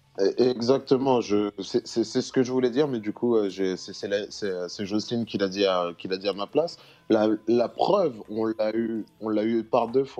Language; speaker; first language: French; native; French